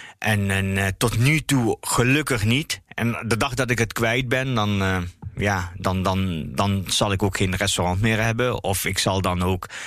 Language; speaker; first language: Dutch; early bilingual, other home language; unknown